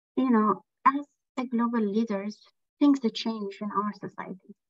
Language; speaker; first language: English; non-native, fluent; Arabic